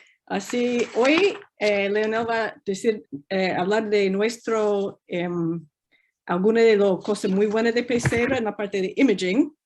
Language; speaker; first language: Spanish; non-native, fluent; English